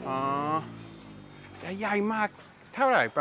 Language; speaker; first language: Thai; non-native, learner; English